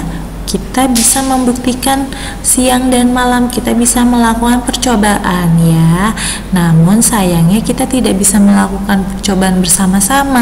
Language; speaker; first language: Indonesian; native; Indonesian